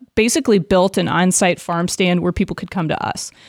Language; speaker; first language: English; native; English